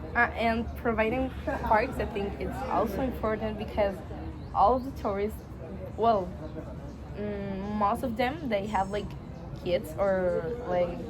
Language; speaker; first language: English; non-native, learner; Spanish